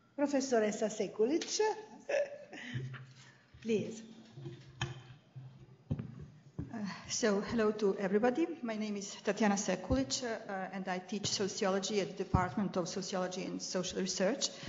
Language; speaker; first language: English; non-native, fluent; Bosnian